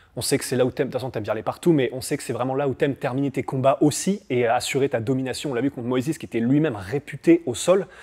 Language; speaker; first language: French; native; French